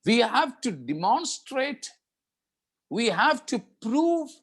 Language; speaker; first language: English; non-native, local second language; Malayalam